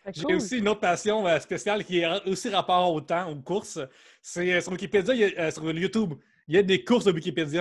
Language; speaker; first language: French; native; French